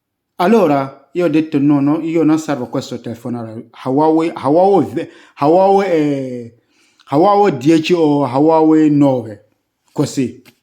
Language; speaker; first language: Italian; non-native, learner; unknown